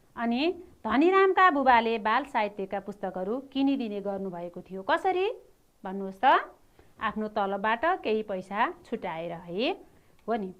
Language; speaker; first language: Nepali; native; Nepali